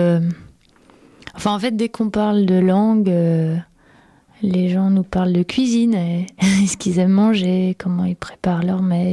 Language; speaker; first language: French; native; French